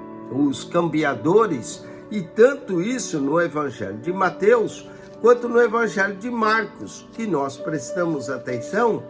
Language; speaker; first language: Portuguese; native; Portuguese